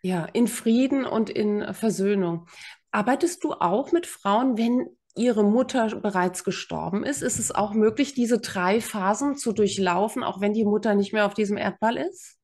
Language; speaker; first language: German; native; German